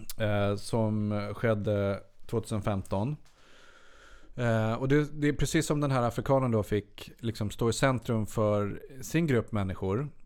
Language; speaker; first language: Swedish; native; Swedish